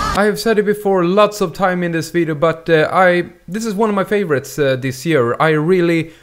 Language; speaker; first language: English; non-native, fluent; Swedish